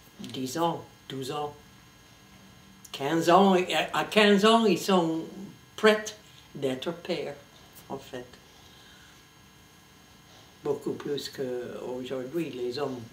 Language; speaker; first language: French; non-native, fluent; English